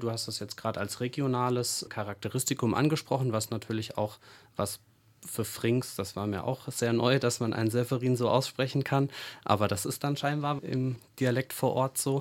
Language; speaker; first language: German; native; German